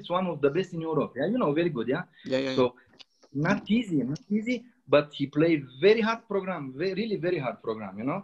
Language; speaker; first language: English; non-native, learner; Romanian